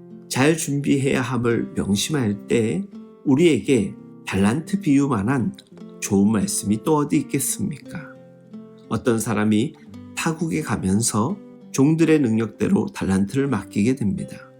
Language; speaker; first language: Korean; native; Korean